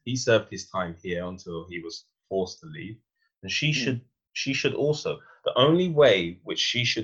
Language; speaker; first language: English; native; English